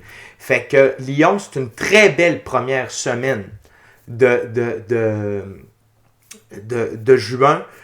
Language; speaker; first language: French; native; French